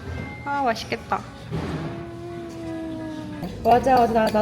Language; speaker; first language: Korean; non-native, local second language; Mongolian